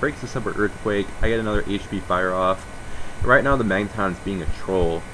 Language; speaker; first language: English; native; English